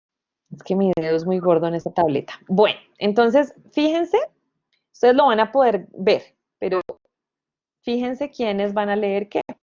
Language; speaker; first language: Spanish; native; Spanish